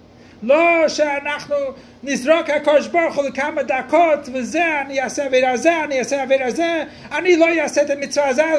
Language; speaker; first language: Hebrew; non-native, fluent; English